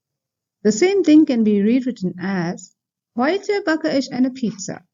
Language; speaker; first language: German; non-native, fluent; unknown